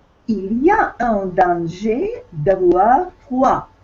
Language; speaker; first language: French; non-native, fluent; Russian